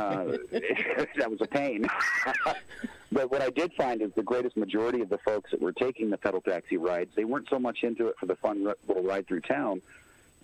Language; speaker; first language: English; native; English